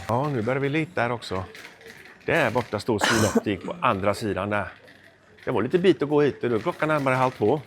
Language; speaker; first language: Swedish; native; Swedish